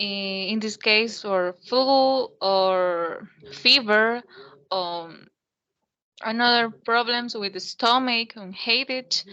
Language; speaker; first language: English; non-native, learner; Spanish